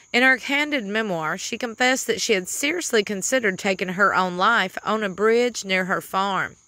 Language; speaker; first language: English; native; English